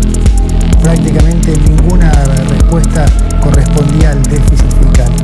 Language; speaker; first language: Spanish; native; Spanish